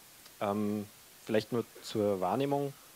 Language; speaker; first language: German; native; German